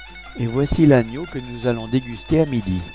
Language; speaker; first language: French; native; French